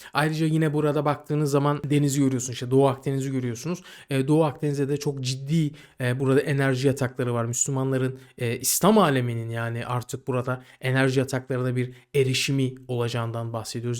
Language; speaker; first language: Turkish; native; Turkish